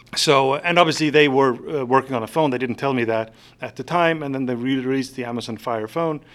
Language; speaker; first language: English; non-native, fluent; Faroese